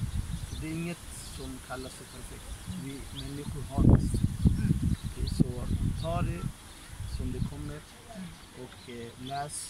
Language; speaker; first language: Swedish; non-native, fluent; Arabic